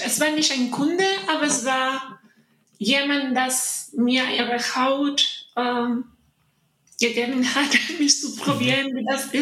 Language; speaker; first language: German; non-native, learner; Spanish